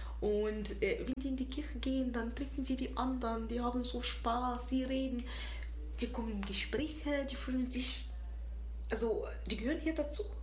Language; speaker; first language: German; non-native, fluent; Arabic